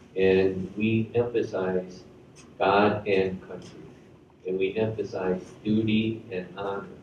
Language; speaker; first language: English; native; English